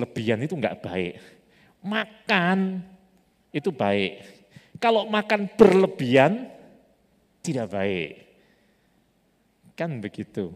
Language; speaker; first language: Indonesian; native; Indonesian